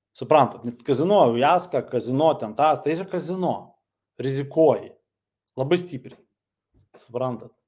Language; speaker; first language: Lithuanian; non-native, local second language; Russian